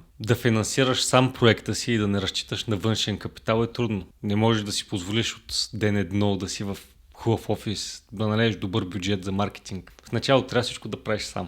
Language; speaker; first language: Bulgarian; native; Bulgarian